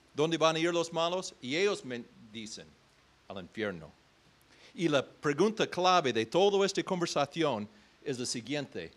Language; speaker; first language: Spanish; non-native, fluent; English